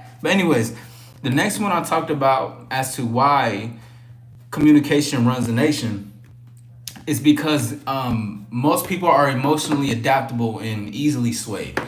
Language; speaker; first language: English; native; English